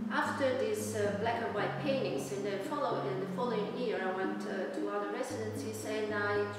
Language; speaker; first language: English; non-native, fluent; Italian